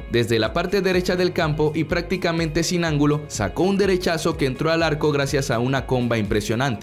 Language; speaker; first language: Spanish; native; Spanish